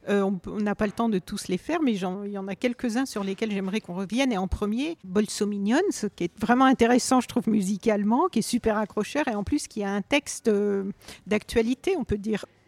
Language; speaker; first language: French; native; French